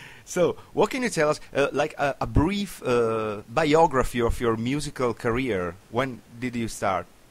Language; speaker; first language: English; non-native, learner; Italian